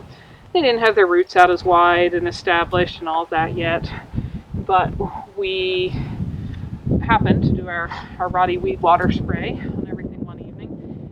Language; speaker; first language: English; native; English